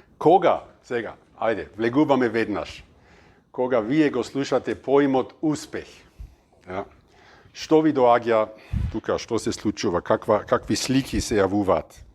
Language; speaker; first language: Macedonian; non-native, fluent; German